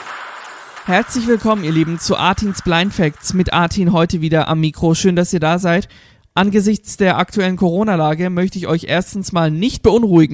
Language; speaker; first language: German; native; German